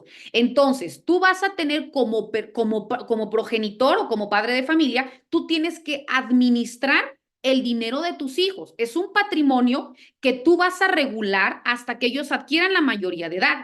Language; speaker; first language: Spanish; native; Spanish